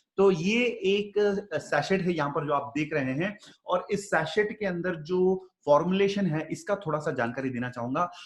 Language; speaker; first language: Hindi; non-native, local second language; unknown